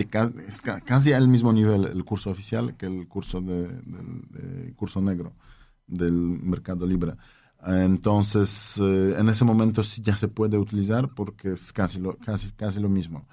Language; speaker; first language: Spanish; non-native, fluent; Polish